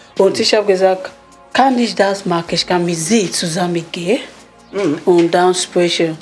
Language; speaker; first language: German; non-native, learner; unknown